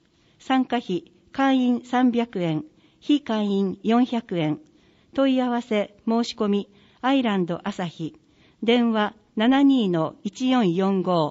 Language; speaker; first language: Japanese; native; Japanese